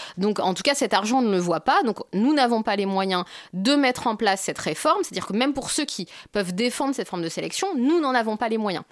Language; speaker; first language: French; native; French